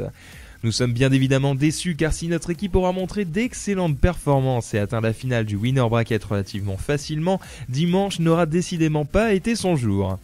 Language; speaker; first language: French; native; French